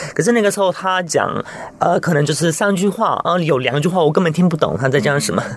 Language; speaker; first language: Chinese; non-native, fluent; Italian